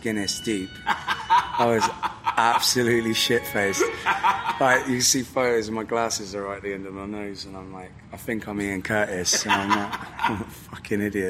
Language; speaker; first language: English; native; English